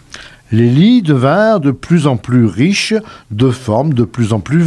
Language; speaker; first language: French; native; French